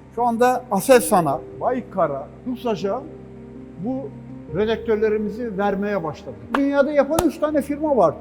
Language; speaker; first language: Turkish; native; Turkish